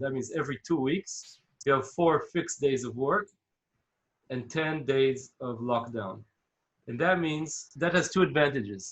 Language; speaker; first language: English; non-native, fluent; Hebrew